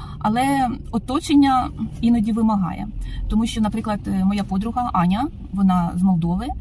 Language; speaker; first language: Ukrainian; native; Ukrainian